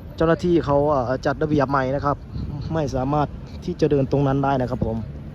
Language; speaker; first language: Thai; native; Thai